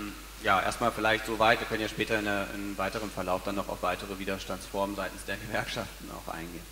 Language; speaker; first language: German; native; German